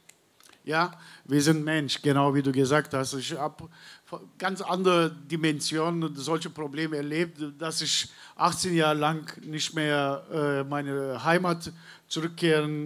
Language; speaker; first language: German; non-native, learner; Turkish